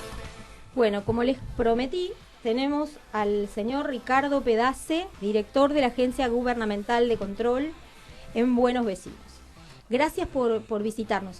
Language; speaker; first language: Spanish; native; Spanish